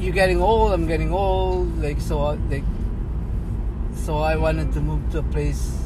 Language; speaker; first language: English; non-native, local second language; Filipino